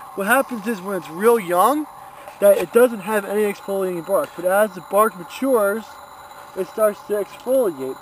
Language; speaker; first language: English; native; English